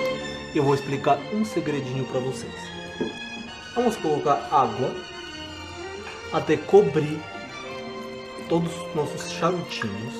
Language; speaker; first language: Portuguese; non-native, fluent; Armenian